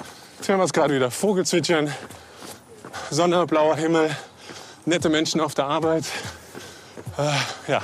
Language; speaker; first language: German; native; German